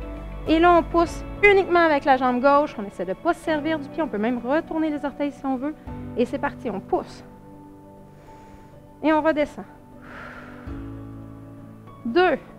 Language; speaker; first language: French; native; French